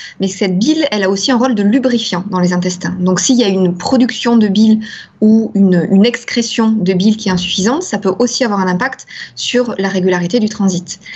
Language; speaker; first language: French; native; French